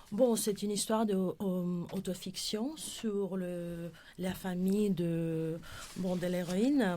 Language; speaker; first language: French; non-native, fluent; Spanish